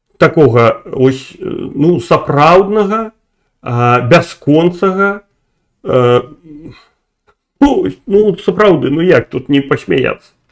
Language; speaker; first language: Belarusian; non-native, local second language; Russian